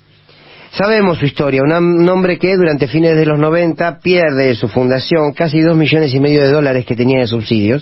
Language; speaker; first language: Spanish; native; Spanish